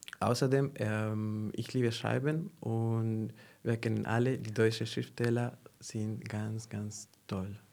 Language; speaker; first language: German; non-native, fluent; Spanish